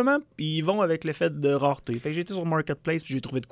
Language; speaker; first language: French; native; French